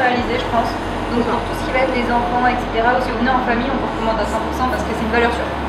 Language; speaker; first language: French; native; French